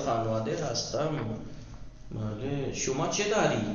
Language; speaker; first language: Persian; non-native, fluent; Urdu